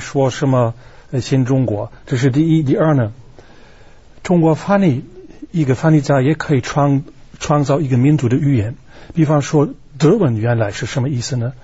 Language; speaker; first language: Chinese; non-native, fluent; German